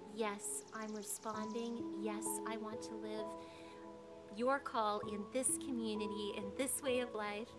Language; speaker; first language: English; native; English